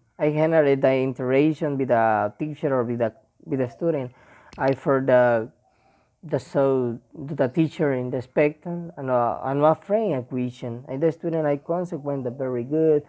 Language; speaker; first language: English; non-native, learner; Spanish